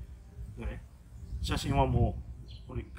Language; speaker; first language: Japanese; non-native, fluent; Thai